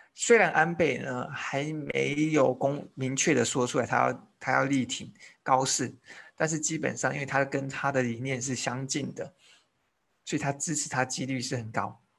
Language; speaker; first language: Chinese; native; Chinese